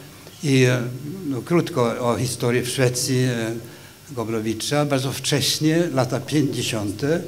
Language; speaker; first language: Polish; non-native, fluent; Swedish